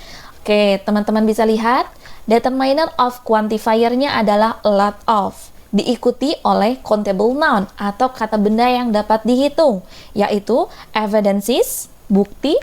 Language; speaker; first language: Indonesian; native; Indonesian